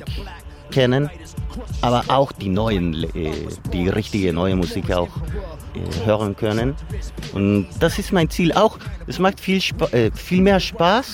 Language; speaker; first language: German; non-native, learner; Spanish